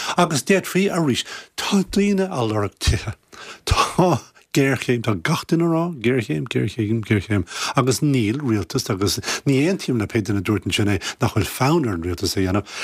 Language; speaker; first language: Irish; native; Irish